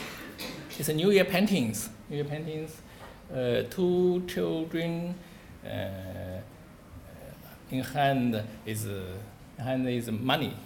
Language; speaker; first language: English; non-native, learner; Chinese